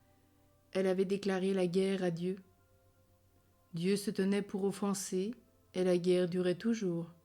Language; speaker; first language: French; native; French